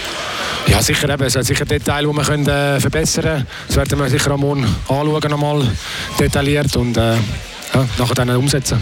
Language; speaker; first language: German; native; German